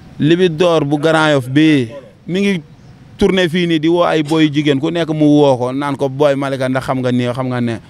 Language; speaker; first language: Wolof; non-native, local second language; Jola-Fonyi